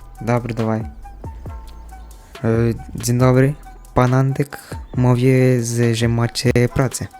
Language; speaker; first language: Polish; non-native, learner; Ukrainian